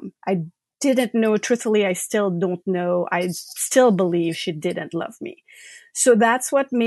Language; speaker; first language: English; non-native, fluent; French